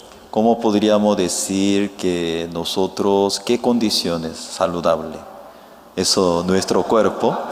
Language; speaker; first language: Spanish; non-native, fluent; Korean